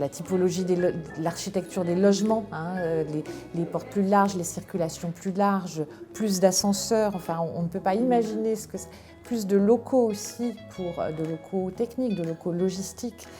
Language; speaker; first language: French; native; French